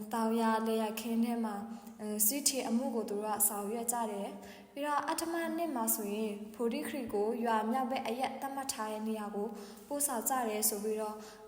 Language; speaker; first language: Burmese; non-native, local second language; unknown